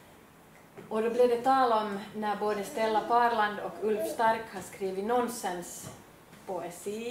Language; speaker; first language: Swedish; native; Swedish